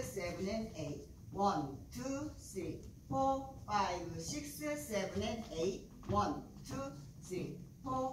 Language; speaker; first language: English; non-native, fluent; Korean